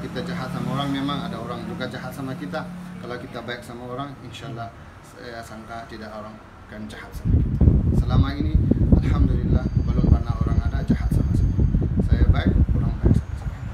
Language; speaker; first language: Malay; non-native, learner; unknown